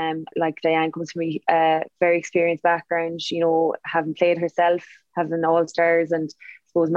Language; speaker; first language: English; native; English